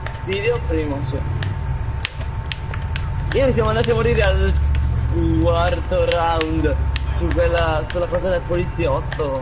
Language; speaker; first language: Italian; native; Italian